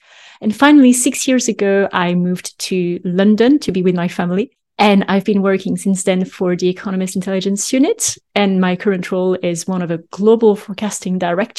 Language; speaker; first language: English; non-native, fluent; French